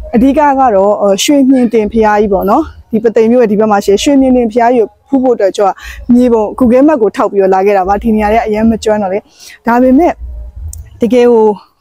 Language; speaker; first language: Burmese; native; Burmese